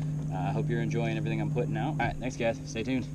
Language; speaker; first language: English; native; English